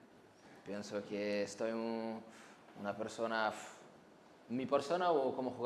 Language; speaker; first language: Spanish; non-native, fluent; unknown